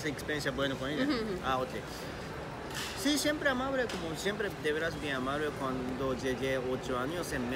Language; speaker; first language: Spanish; non-native, learner; Japanese